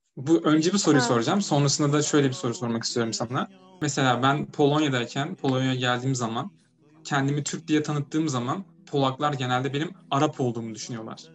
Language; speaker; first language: Turkish; native; Turkish